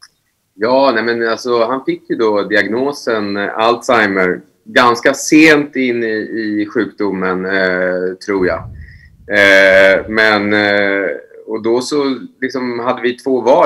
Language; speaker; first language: Swedish; native; Swedish